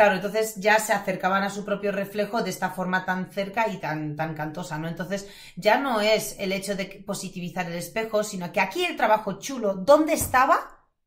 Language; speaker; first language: Spanish; non-native, fluent; Polish